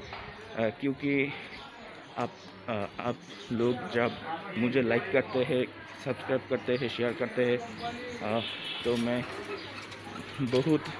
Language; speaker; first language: Hindi; non-native, learner; Bangla